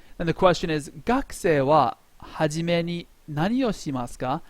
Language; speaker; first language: Japanese; non-native, fluent; English